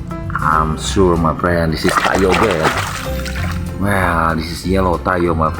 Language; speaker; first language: English; non-native, learner; Indonesian